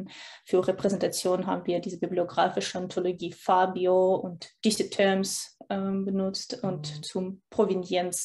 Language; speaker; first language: German; non-native, fluent; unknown